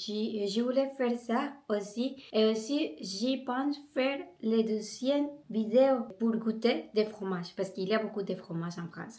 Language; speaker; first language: French; non-native, learner; Spanish